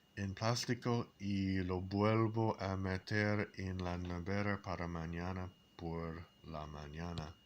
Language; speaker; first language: Spanish; non-native, learner; English